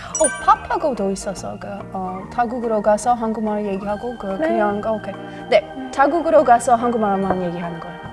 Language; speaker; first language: Korean; non-native, learner; English